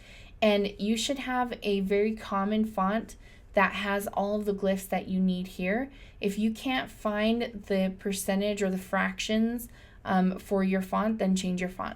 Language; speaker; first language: English; native; English